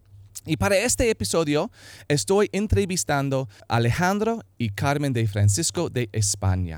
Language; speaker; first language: Spanish; non-native, fluent; English